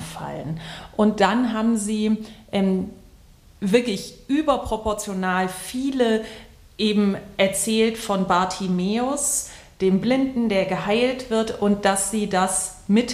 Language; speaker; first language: German; native; German